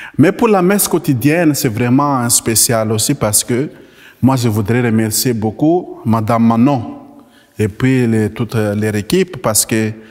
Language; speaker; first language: French; non-native, local second language; Malagasy